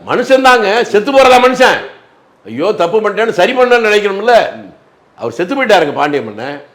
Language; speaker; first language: Tamil; native; Tamil